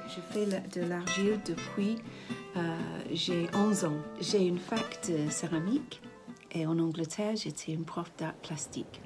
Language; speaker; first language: French; non-native, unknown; English